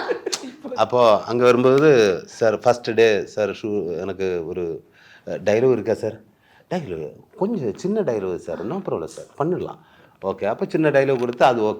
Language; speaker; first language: Tamil; non-native, learner; Malayalam